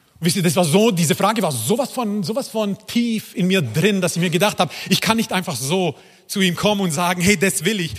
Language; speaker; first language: German; non-native, fluent; Croatian